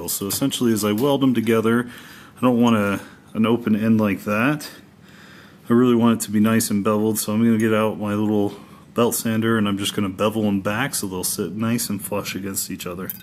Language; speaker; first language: English; native; English